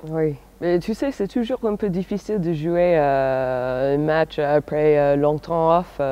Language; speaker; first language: French; non-native, fluent; English